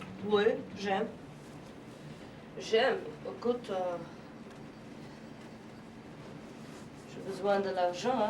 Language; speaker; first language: French; non-native, learner; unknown